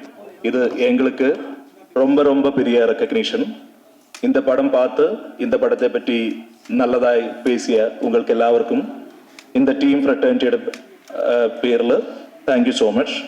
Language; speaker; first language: Tamil; non-native, learner; Malayalam